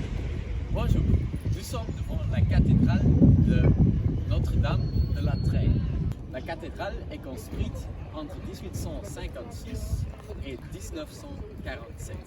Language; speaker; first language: French; non-native, learner; Dutch